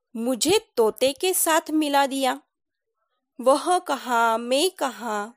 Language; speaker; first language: Hindi; non-native, local second language; Marathi